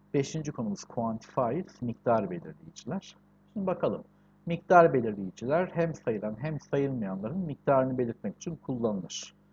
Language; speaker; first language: Turkish; native; Turkish